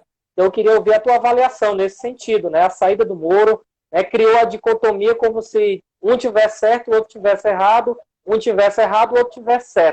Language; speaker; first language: Portuguese; native; Portuguese